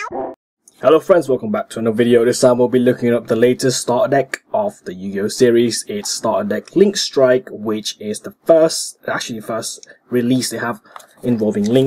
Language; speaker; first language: English; native; English